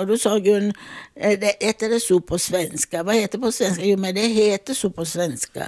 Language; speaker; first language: Swedish; non-native, fluent; Italian